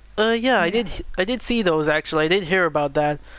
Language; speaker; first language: English; native; English